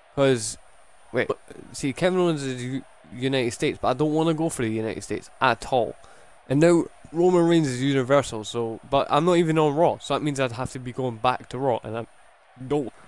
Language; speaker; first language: English; native; English